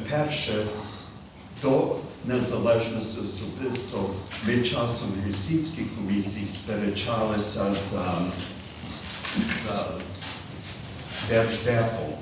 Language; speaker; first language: Ukrainian; early bilingual, heritage; Ukrainian